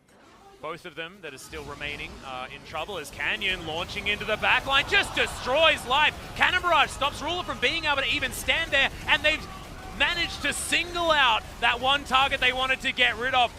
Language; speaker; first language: English; native; English